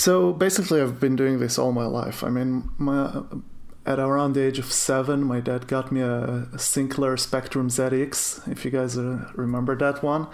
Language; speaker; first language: English; non-native, fluent; Hebrew